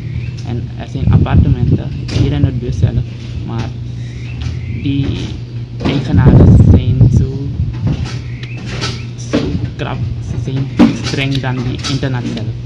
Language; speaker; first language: Dutch; non-native, local second language; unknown